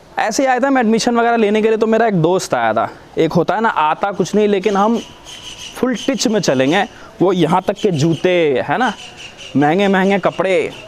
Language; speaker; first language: Hindi; native; Hindi